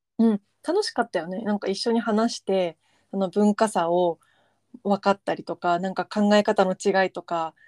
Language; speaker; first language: Japanese; native; Japanese